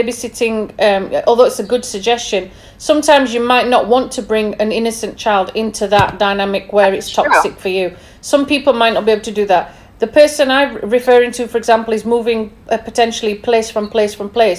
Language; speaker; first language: English; native; English